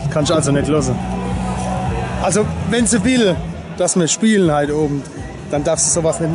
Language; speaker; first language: German; native; German